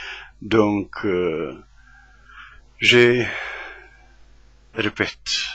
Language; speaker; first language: French; non-native, fluent; Croatian